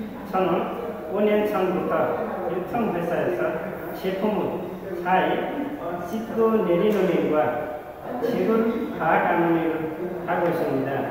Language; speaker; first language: Korean; non-native, learner; Nepali